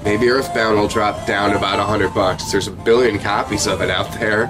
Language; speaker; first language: English; native; English